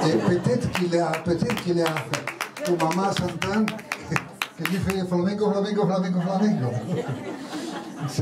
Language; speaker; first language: French; non-native, learner; Spanish